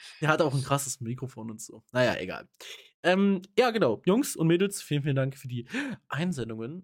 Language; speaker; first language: German; native; German